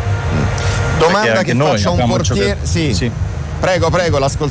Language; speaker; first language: Italian; native; Italian